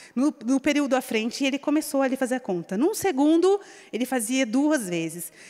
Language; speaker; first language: Portuguese; native; Portuguese